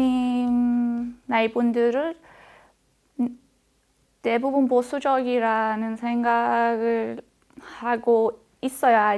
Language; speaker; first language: Korean; non-native, fluent; Persian